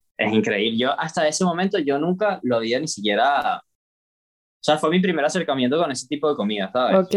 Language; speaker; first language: Spanish; native; Spanish